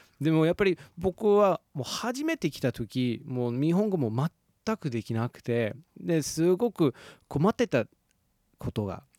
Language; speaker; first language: Japanese; non-native, fluent; English